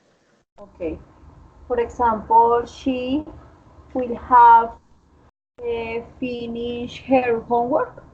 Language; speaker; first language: English; non-native, learner; Spanish